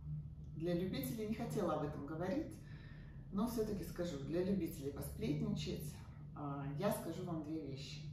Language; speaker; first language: Russian; native; Russian